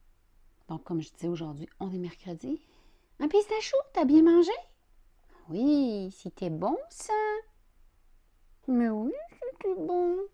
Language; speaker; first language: French; native; French